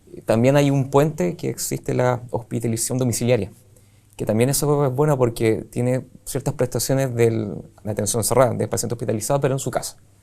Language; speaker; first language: Spanish; native; Spanish